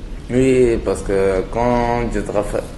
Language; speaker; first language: French; non-native, learner; Arabic